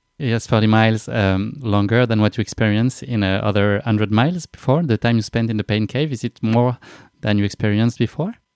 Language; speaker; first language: English; non-native, fluent; French